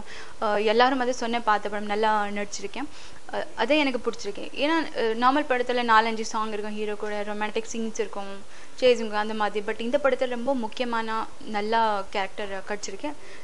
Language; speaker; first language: Tamil; non-native, fluent; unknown